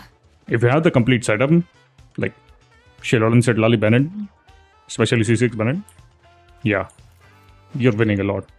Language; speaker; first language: English; non-native, local second language; Hindi